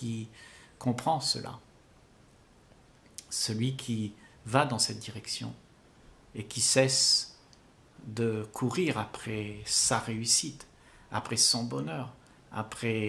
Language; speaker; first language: French; native; French